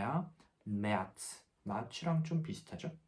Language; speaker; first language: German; non-native, fluent; Korean